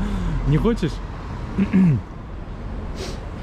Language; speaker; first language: Russian; non-native, learner; Turkish